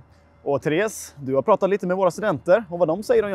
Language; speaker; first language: Swedish; native; Swedish